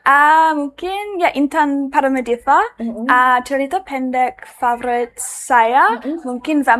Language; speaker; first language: Indonesian; non-native, learner; English